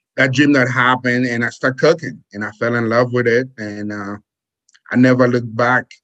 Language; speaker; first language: English; non-native, fluent; Haitian Creole